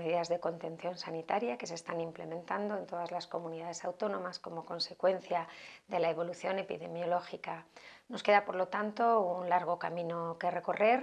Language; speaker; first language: Spanish; native; Spanish